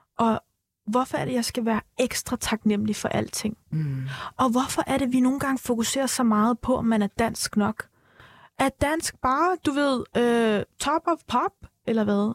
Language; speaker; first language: Danish; early bilingual, other home language; Turkish